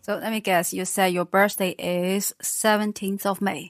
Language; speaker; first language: English; non-native, fluent; Chinese